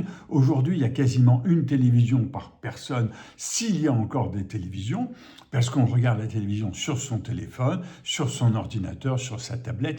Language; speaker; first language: French; native; French